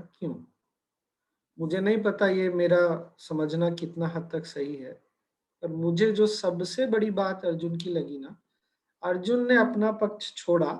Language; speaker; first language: Hindi; native; Hindi